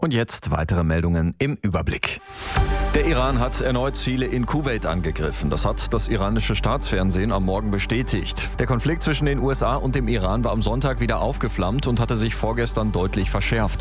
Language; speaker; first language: German; native; German